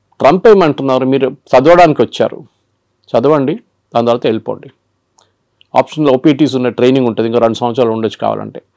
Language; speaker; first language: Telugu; non-native, local second language; Malayalam